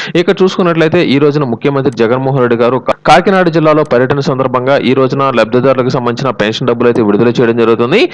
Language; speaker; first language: Telugu; native; Telugu